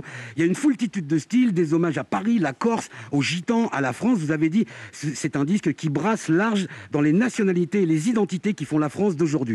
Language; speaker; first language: French; native; French